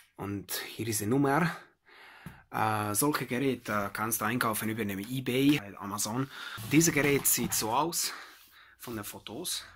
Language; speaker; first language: German; non-native, fluent; Hungarian